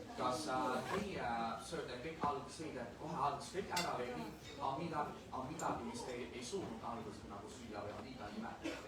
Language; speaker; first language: Estonian; non-native, fluent; Chinese